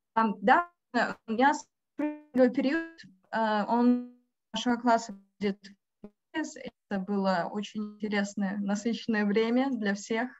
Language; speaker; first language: Russian; native; Russian